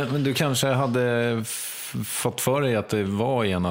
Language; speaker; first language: Swedish; native; Swedish